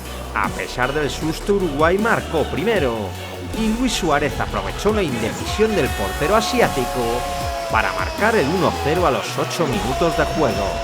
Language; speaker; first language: Spanish; native; Spanish